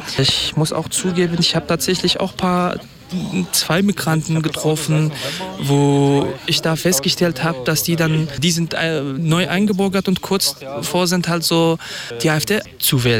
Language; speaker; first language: German; non-native, fluent; Kurdish